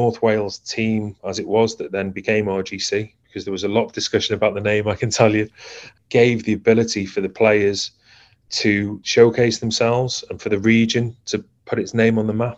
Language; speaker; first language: English; native; English